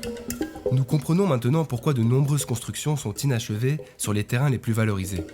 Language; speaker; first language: French; native; French